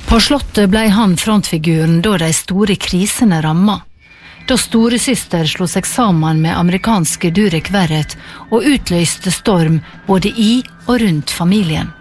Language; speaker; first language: Norwegian; native; Norwegian